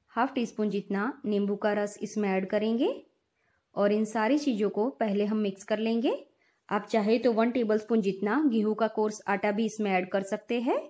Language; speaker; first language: Hindi; non-native, local second language; Gujarati